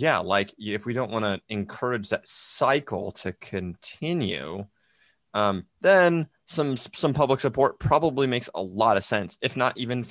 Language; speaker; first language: English; native; English